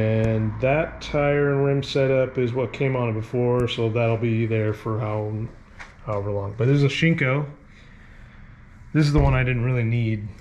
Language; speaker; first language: English; native; English